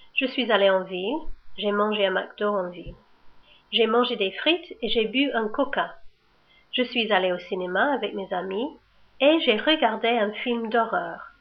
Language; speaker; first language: French; non-native, learner; English